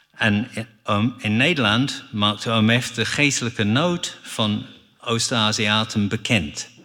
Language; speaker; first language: Dutch; non-native, fluent; English